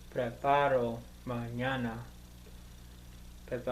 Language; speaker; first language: Spanish; non-native, learner; English